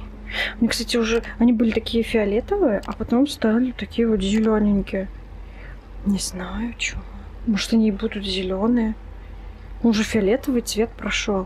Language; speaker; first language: Russian; native; Russian